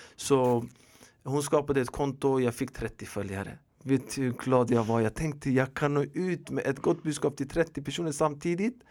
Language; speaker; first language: Swedish; early bilingual, other home language; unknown